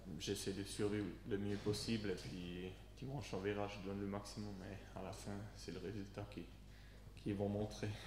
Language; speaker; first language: French; non-native, local second language; Swiss German